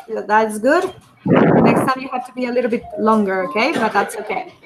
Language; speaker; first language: English; non-native, fluent; Spanish